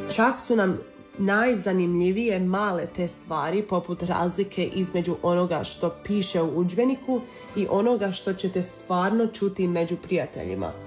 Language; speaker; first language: Serbian; early bilingual, heritage; Croatian